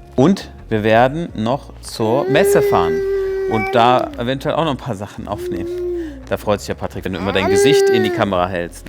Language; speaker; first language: German; native; German